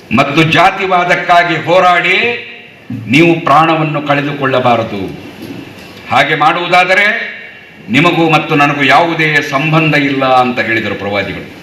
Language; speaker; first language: Kannada; native; Kannada